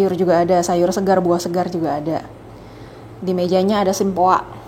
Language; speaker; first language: Indonesian; native; Indonesian